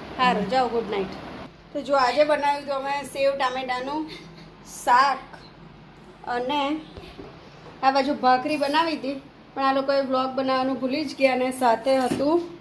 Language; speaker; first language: Gujarati; native; Gujarati